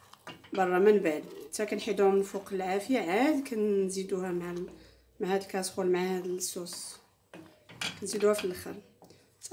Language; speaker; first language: Arabic; native; Arabic